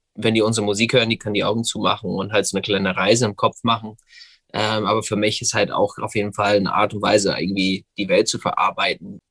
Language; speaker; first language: German; non-native, fluent; English